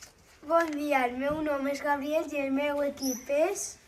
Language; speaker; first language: Catalan; non-native, local second language; Spanish